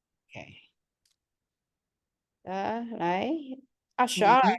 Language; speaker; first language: Chinese; non-native, fluent; Indonesian